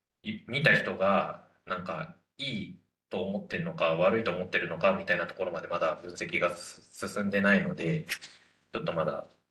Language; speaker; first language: Japanese; native; Japanese